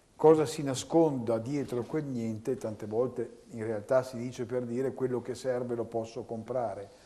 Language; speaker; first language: Italian; native; Italian